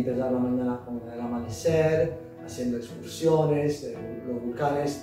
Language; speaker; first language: Spanish; non-native, learner; Italian